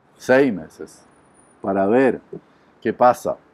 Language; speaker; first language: Spanish; non-native, fluent; French